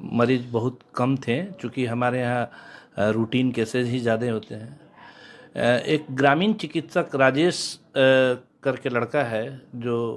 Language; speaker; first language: Hindi; native; Hindi